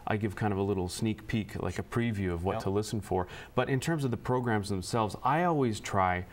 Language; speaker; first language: English; native; English